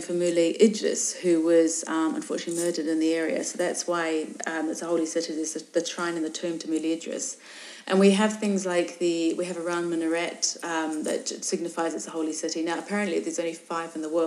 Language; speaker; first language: English; native; English